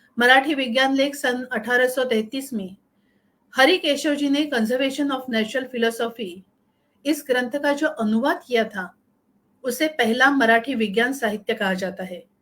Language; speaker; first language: Hindi; non-native, local second language; Marathi